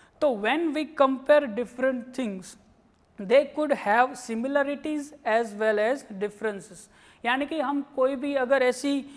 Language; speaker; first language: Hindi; non-native, local second language; Gujarati